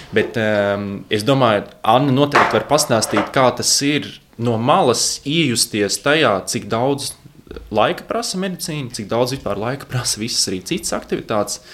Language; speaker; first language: Latvian; non-native, local second language; Russian